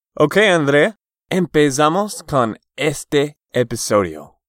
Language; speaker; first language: Spanish; non-native, fluent; English